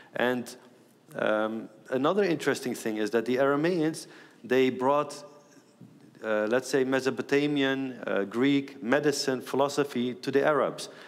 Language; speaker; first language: English; non-native, fluent; Aramaic